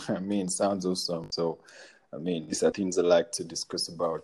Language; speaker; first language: English; non-native, local second language; Yoruba